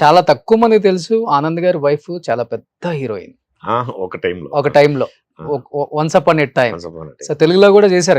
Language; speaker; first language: Telugu; native; Telugu